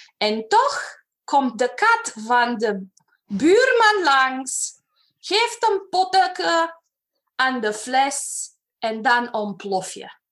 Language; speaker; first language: Dutch; non-native, fluent; Romanian